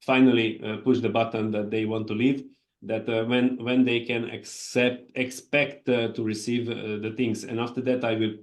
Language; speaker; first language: English; non-native, fluent; Hungarian